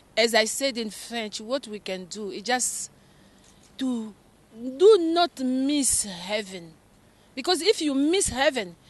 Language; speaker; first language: English; non-native, fluent; Lingala